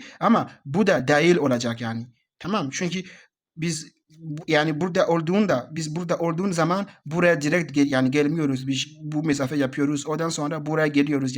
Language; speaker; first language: Turkish; non-native, learner; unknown